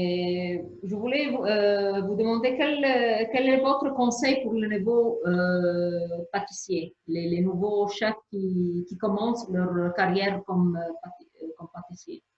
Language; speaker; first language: French; non-native, fluent; Arabic